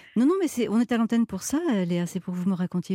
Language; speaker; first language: French; native; French